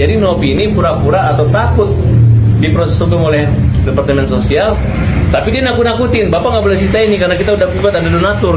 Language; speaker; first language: Indonesian; native; Indonesian